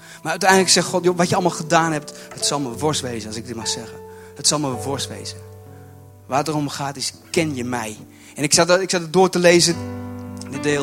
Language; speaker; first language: Dutch; native; Dutch